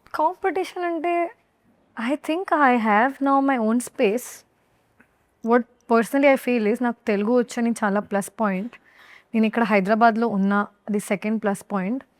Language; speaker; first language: Telugu; non-native, learner; Hindi